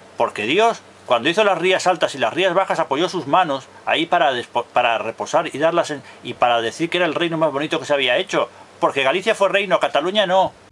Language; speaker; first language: Spanish; native; Spanish